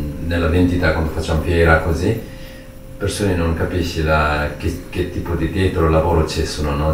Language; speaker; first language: Italian; non-native, learner; Tibetan